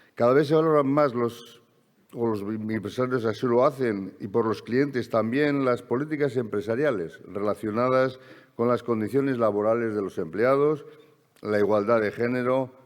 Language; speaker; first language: Spanish; native; Spanish